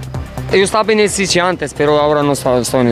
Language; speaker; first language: Spanish; non-native, learner; Arabic